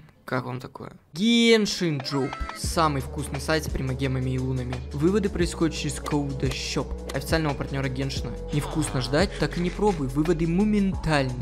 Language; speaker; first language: Russian; native; Russian